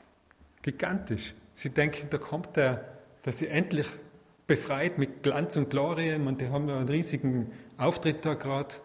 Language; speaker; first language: German; native; German